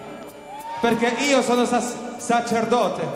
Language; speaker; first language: Italian; non-native, learner; French